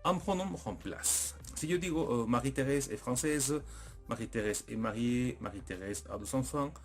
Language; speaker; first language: French; non-native, fluent; Spanish